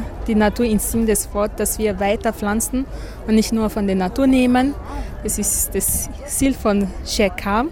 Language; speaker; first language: German; non-native, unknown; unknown